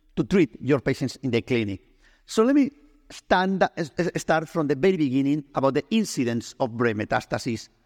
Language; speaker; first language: English; non-native, fluent; Spanish